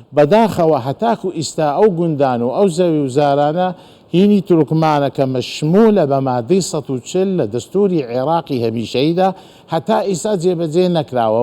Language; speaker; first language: Central Kurdish; non-native, local second language; Azerbaijani